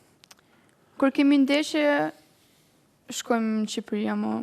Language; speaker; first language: Albanian; early bilingual, heritage; Albanian